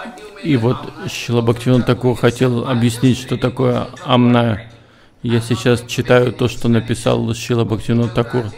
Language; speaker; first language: Russian; native; Russian